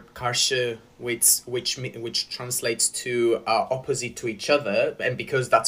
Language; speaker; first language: English; non-native, fluent; Greek